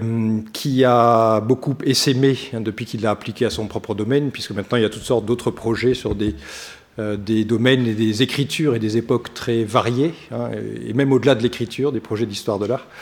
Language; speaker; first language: French; native; French